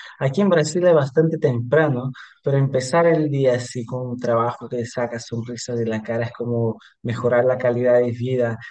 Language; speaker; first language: Spanish; non-native, fluent; Portuguese